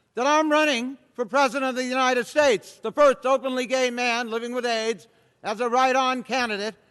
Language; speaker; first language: English; native; English